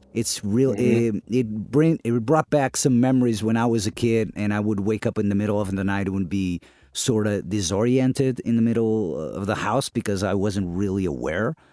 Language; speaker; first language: English; non-native, fluent; Portuguese